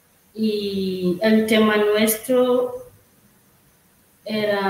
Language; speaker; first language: Spanish; non-native, learner; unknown